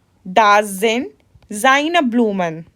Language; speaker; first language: German; non-native, fluent; Hindi